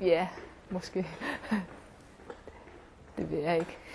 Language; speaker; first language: Danish; non-native, learner; Chinese